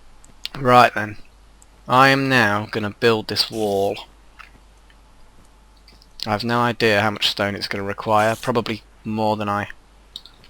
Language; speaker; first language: English; native; English